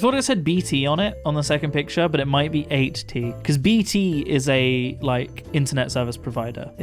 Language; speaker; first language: English; native; English